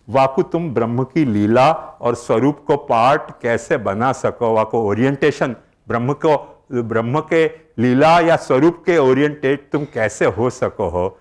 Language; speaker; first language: Hindi; native; Hindi